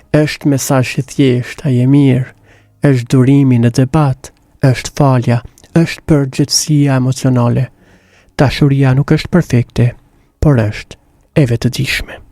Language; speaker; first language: Albanian; native; Albanian